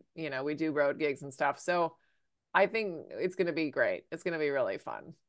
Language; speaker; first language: English; native; English